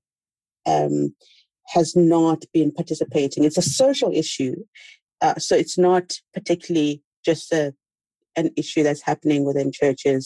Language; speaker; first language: English; non-native, local second language; Xhosa